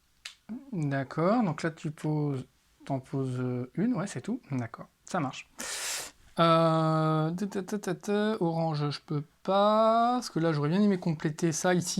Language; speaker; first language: French; native; French